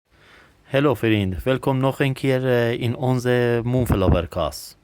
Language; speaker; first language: Dutch; non-native, learner; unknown